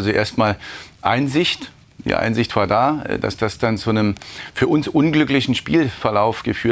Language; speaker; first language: German; native; German